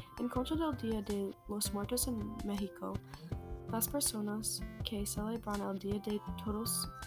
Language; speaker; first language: Spanish; non-native, learner; English